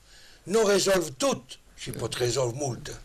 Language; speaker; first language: Romanian; non-native, learner; French